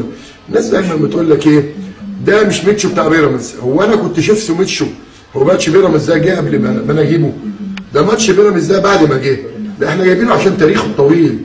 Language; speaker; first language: Arabic; native; Arabic